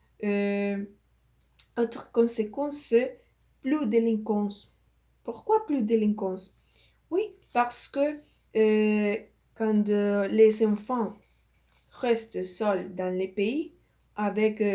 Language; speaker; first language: French; non-native, learner; Spanish